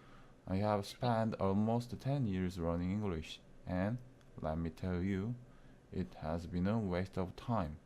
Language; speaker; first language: English; non-native, learner; Korean